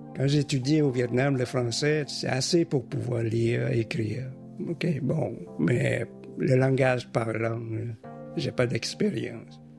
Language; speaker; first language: French; non-native, fluent; Vietnamese